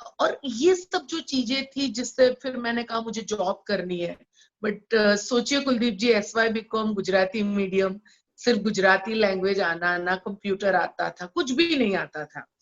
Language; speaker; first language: Hindi; non-native, local second language; Gujarati